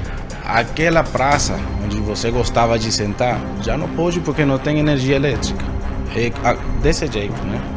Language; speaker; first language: Portuguese; non-native, fluent; Spanish